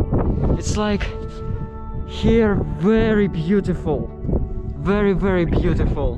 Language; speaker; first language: English; non-native, learner; Russian